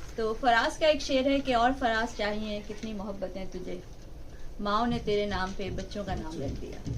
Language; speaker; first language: Urdu; native; Urdu